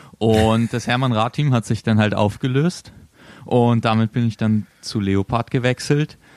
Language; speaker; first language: German; native; German